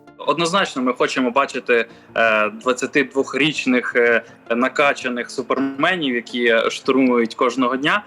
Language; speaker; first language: Ukrainian; native; Ukrainian